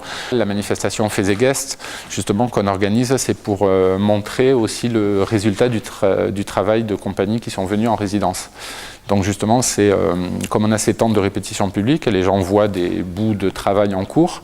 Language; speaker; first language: French; native; French